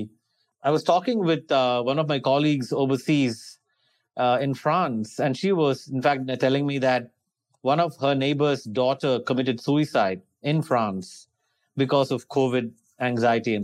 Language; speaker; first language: English; non-native, local second language; Tamil